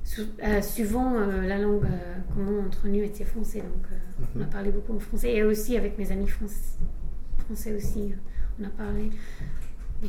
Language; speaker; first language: French; non-native, fluent; English